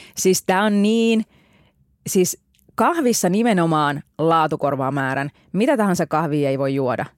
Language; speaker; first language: Finnish; native; Finnish